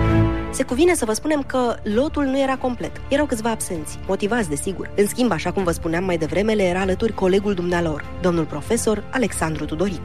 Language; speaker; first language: Romanian; native; Romanian